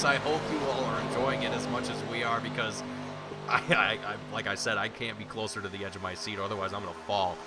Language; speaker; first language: English; native; English